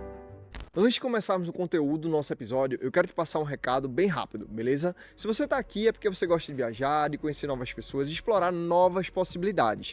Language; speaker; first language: Portuguese; native; Portuguese